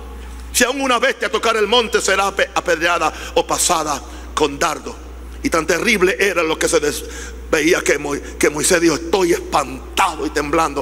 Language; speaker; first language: Spanish; native; Spanish